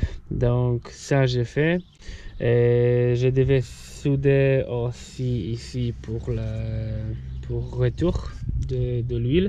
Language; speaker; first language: French; non-native, fluent; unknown